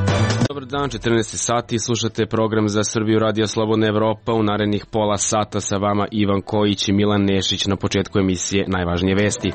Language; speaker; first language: Serbian; native; Serbian